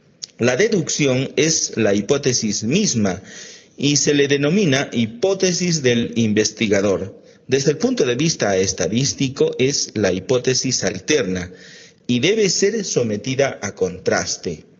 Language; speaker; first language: Spanish; native; Spanish